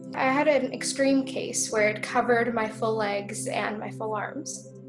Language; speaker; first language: English; native; English